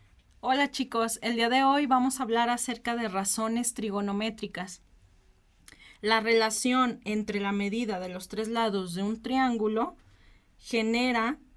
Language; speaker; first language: Spanish; native; Spanish